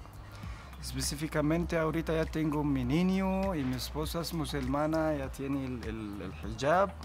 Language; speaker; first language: Spanish; non-native, learner; Arabic